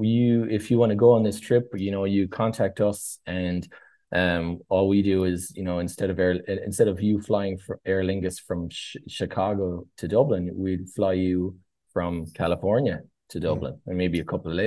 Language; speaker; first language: English; native; English